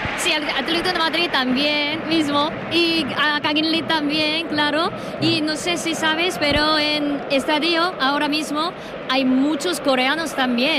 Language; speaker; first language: Spanish; non-native, learner; Korean